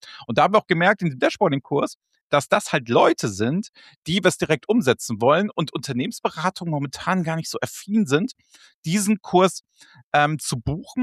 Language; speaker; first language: German; native; German